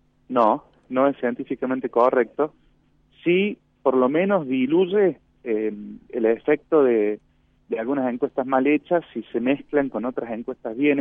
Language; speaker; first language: Spanish; native; Spanish